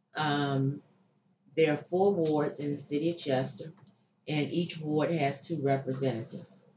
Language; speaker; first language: English; native; English